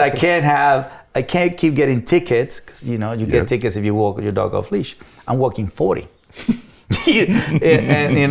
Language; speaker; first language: English; non-native, fluent; Spanish